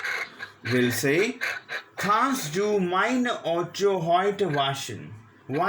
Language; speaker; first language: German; non-native, learner; Hindi